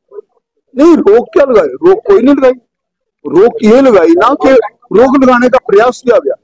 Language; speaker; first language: Hindi; native; Hindi